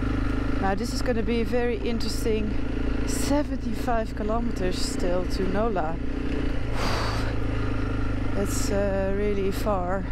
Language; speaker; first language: English; non-native, fluent; Dutch